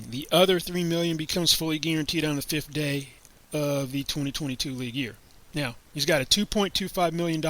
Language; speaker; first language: English; native; English